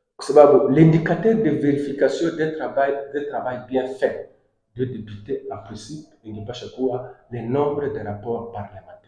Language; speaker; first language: French; non-native, local second language; Swahili